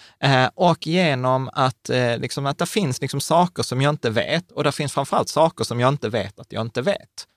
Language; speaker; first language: Swedish; native; Swedish